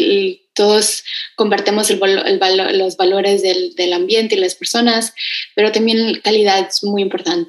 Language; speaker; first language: Spanish; early bilingual, heritage; Spanish